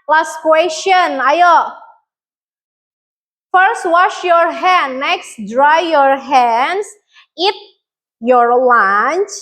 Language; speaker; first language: English; non-native, learner; Indonesian